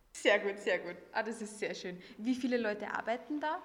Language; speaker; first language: German; native; German